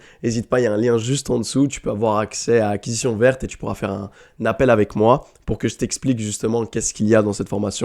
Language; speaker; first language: French; native; French